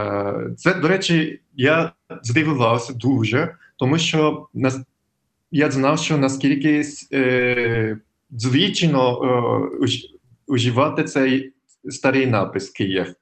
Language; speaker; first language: Ukrainian; non-native, fluent; Japanese